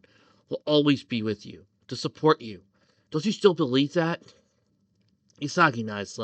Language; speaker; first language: English; native; English